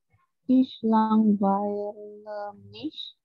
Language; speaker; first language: German; non-native, learner; Indonesian